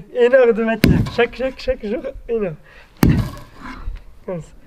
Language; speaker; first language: French; non-native, local second language; Arabic